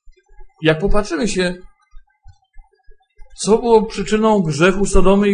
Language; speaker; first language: Polish; native; Polish